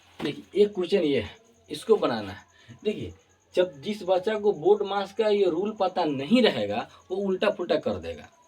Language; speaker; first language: Hindi; native; Hindi